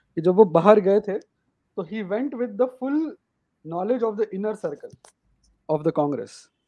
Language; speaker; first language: Hindi; non-native, local second language; Marathi